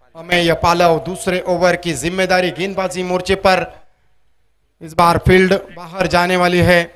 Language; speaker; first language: Hindi; non-native, local second language; Marathi